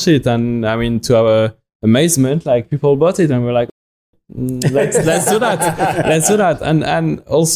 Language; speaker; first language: English; non-native, fluent; French